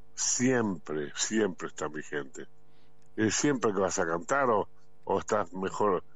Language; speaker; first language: Spanish; native; Spanish